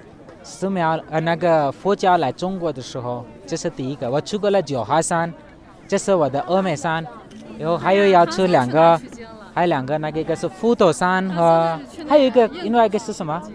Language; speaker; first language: Chinese; non-native, learner; Hindi